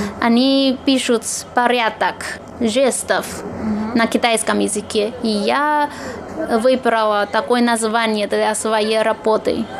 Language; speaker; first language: Russian; non-native, fluent; Chinese